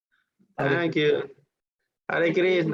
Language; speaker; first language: English; non-native, learner; Spanish